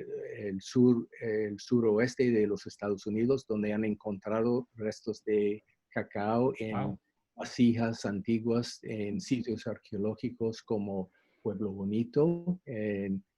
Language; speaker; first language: Spanish; non-native, fluent; English